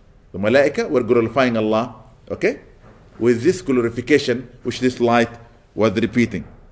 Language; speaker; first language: English; non-native, fluent; Arabic